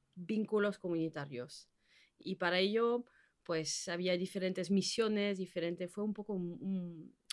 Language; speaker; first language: Spanish; non-native, fluent; Basque